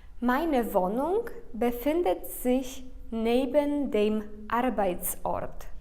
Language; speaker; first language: German; non-native, fluent; Polish